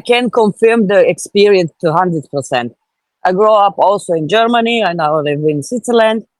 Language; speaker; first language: English; non-native, fluent; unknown